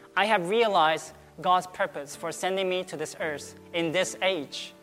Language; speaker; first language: English; early bilingual, other home language; Korean